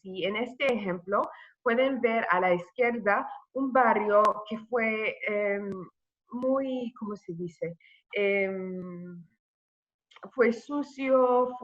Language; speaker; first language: Spanish; non-native, fluent; English